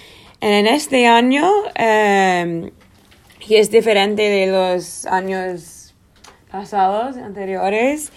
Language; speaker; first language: Spanish; non-native, learner; Portuguese